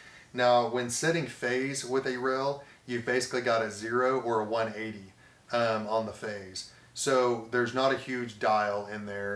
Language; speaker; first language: English; native; English